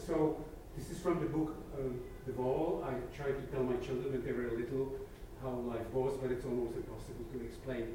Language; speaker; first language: English; non-native, fluent; Czech